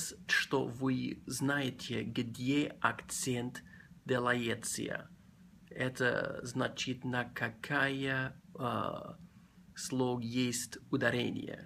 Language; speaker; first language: Russian; non-native, learner; English